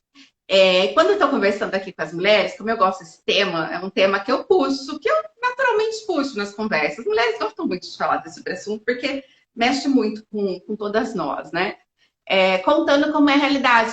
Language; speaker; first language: Portuguese; native; Portuguese